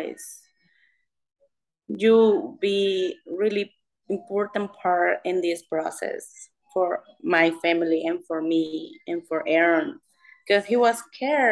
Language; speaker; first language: English; non-native, learner; Spanish